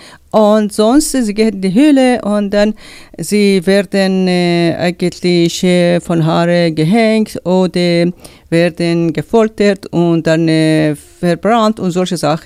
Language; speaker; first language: German; non-native, learner; Persian